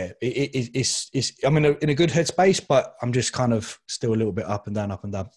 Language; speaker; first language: English; native; English